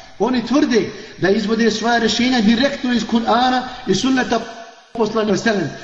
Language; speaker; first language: Bosnian; native; Bosnian